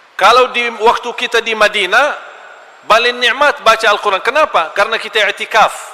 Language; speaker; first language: Malay; non-native, fluent; Arabic